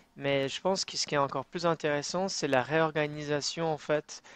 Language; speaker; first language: French; native; French